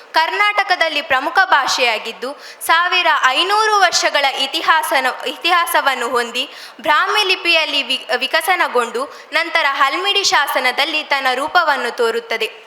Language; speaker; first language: Kannada; native; Kannada